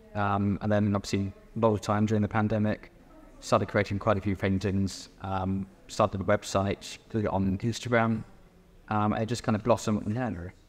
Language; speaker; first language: English; native; English